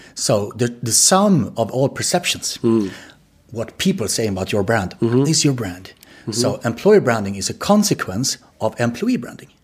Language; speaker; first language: English; non-native, fluent; Swedish